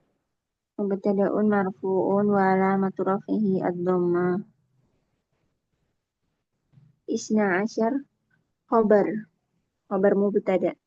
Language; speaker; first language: Arabic; non-native, learner; Indonesian